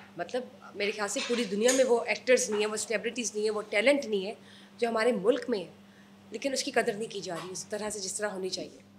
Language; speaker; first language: Urdu; native; Urdu